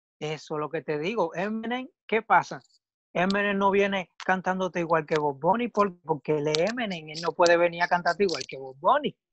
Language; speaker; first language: Spanish; native; Spanish